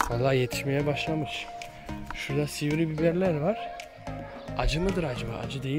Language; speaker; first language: Turkish; early bilingual, heritage; Turkish